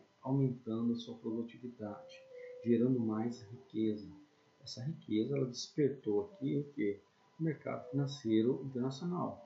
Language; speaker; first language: Portuguese; native; Portuguese